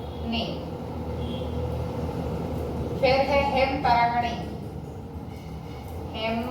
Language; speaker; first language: Hindi; native; Hindi